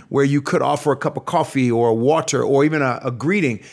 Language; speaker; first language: English; native; English